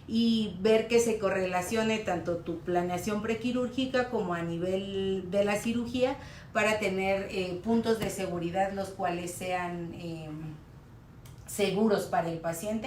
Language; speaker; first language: Spanish; native; Spanish